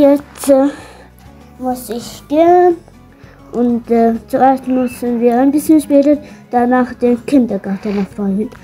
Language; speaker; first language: German; non-native, learner; Arabic